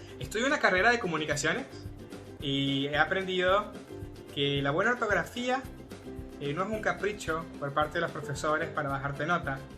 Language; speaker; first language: Spanish; native; Spanish